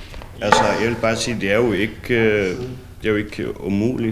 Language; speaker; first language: Danish; non-native, learner; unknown